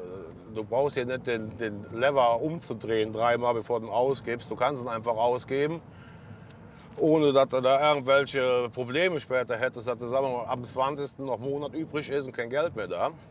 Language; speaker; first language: German; native; German